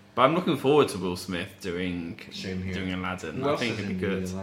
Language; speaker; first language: English; native; English